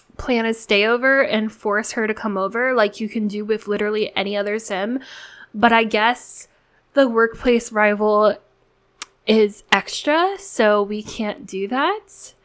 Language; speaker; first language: English; native; English